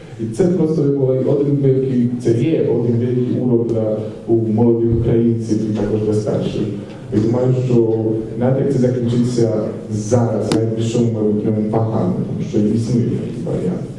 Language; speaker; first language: Ukrainian; non-native, learner; Polish